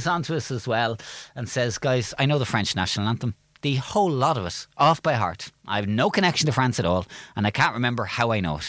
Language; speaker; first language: English; native; English